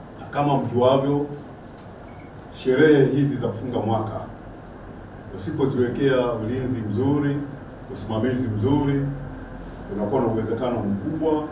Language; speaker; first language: Swahili; native; Swahili